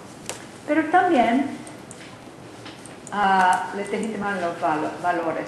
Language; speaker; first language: Spanish; non-native, learner; English